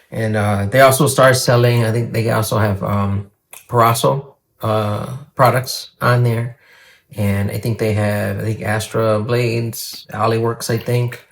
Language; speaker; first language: English; native; English